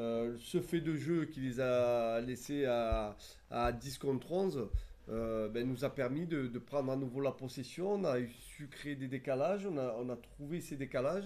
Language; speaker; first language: French; native; French